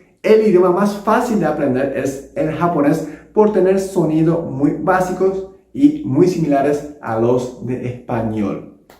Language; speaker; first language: Spanish; non-native, local second language; Japanese